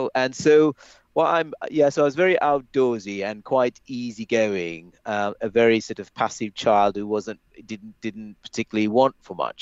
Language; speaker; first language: English; native; English